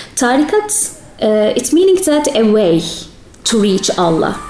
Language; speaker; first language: English; non-native, fluent; Turkish